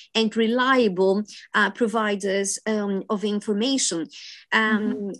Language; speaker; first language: English; non-native, fluent; Greek